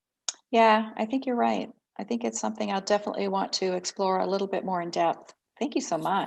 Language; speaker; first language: English; native; English